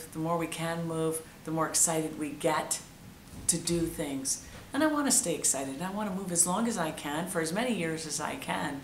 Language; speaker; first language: English; native; English